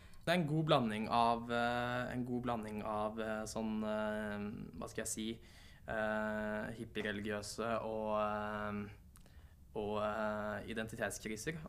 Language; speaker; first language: Norwegian; native; Norwegian